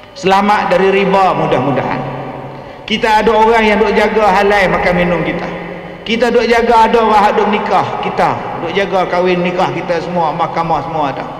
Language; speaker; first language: Malay; native; Malay